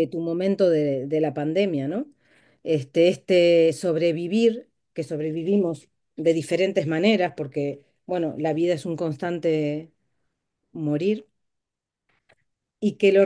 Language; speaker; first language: Spanish; native; Spanish